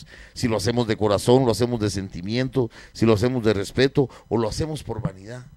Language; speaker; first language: Spanish; native; Spanish